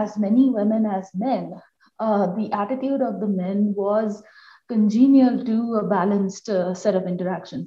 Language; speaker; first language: English; non-native, local second language; Bangla